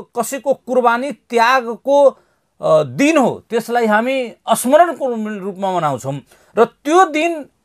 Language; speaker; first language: Nepali; non-native, local second language; Maithili